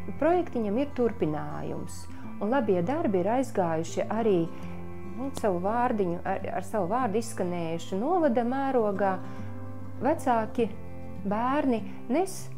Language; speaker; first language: Latvian; native; Latvian